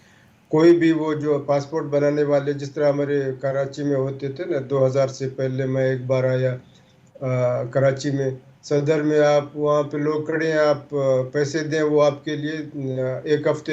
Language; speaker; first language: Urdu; non-native, local second language; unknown